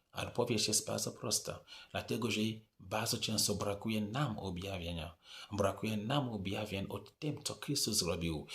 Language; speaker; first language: Polish; non-native, fluent; French